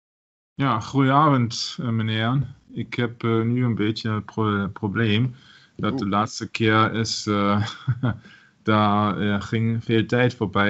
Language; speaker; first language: Dutch; non-native, learner; German